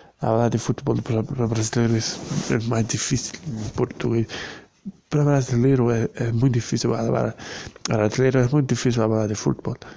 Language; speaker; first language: Spanish; non-native, learner; Portuguese